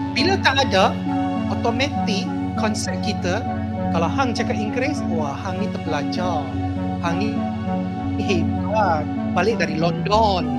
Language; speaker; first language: Malay; non-native, local second language; Chinese